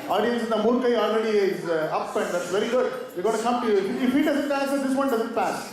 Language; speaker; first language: English; non-native, local second language; Kannada